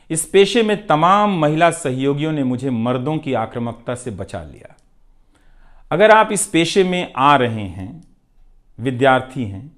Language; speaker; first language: Hindi; non-native, local second language; Bhojpuri